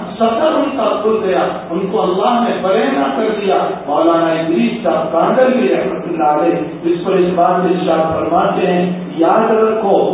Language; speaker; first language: Urdu; non-native, local second language; Gujarati